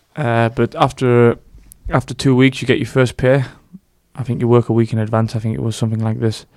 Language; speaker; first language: English; native; English